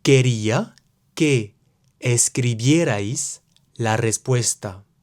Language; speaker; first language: Spanish; non-native, fluent; French